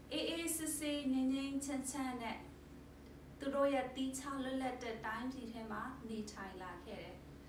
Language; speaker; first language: Burmese; non-native, local second language; Western Kayah